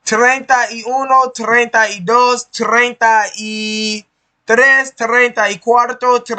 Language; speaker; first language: Spanish; non-native, learner; English